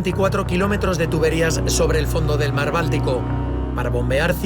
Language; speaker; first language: Spanish; native; Spanish